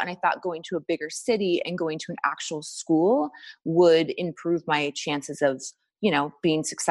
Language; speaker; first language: English; native; English